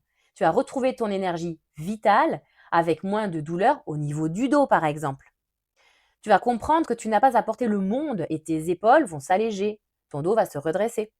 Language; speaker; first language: French; native; French